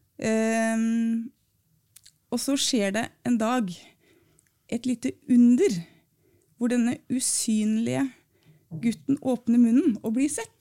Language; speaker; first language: Norwegian; native; Norwegian